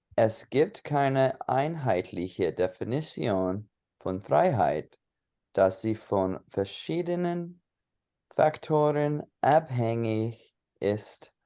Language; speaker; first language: German; non-native, learner; English